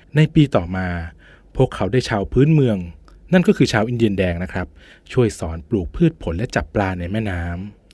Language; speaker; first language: Thai; native; Thai